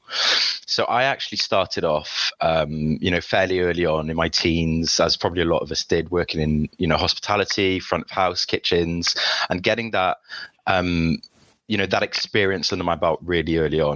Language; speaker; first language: English; early bilingual, other home language; French